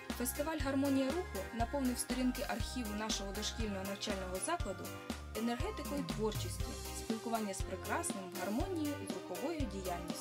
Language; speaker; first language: Ukrainian; native; Ukrainian